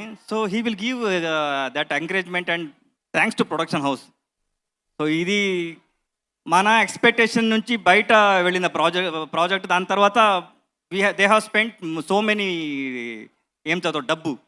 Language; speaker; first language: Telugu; non-native, learner; Kannada